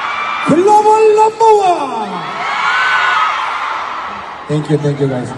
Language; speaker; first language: English; non-native, learner; Korean